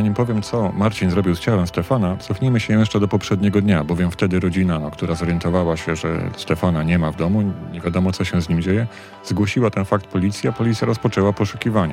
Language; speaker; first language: Polish; native; Polish